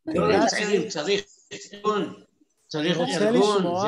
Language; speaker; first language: Hebrew; non-native, fluent; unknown